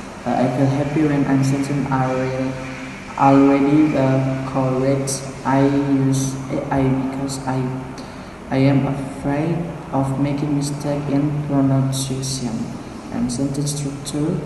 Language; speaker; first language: English; non-native, learner; Indonesian